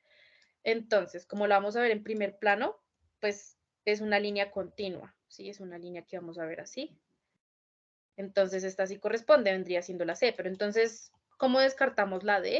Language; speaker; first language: Spanish; native; Spanish